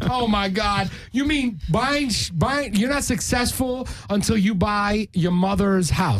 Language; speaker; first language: English; early bilingual, other home language; Spanish